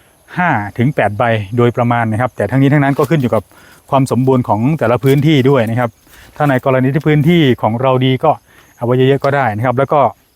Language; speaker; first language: Thai; native; Thai